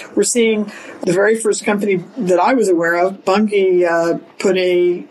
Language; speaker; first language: English; native; English